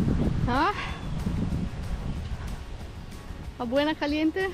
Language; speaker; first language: Spanish; non-native, learner; Italian